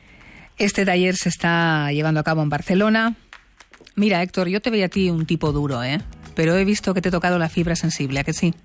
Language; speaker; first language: Spanish; native; Spanish